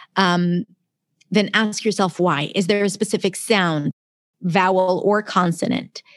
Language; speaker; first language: English; non-native, fluent; Hebrew